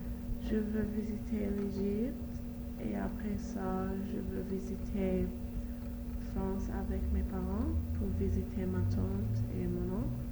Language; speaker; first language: French; non-native, learner; Arabic